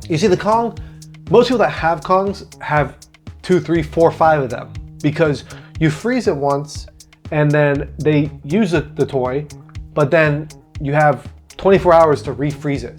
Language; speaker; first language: English; native; English